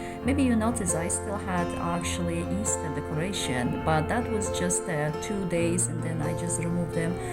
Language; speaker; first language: English; non-native, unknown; Polish